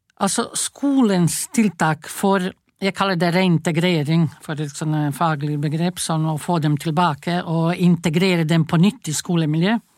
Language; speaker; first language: Norwegian; non-native, fluent; Croatian